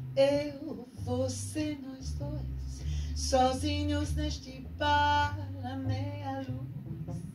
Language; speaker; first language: Portuguese; non-native, fluent; French